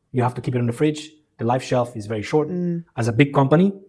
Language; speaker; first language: English; early bilingual, other home language; Albanian